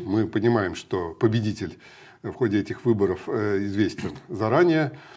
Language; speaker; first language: Russian; native; Russian